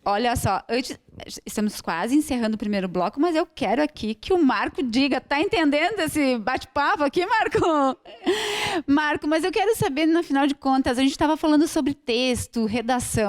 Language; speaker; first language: Portuguese; native; Portuguese